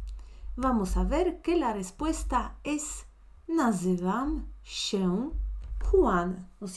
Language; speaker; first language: Spanish; non-native, fluent; Polish